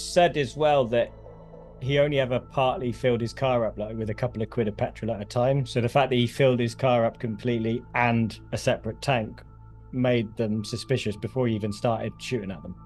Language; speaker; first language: English; native; English